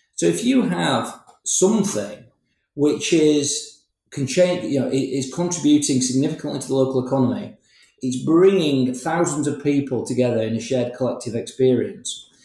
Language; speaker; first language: English; native; English